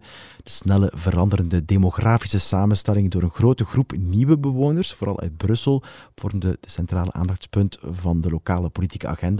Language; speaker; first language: Dutch; native; Dutch